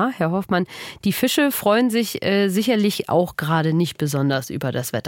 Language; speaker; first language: German; native; German